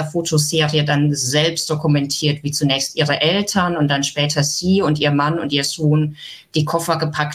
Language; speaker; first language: German; native; German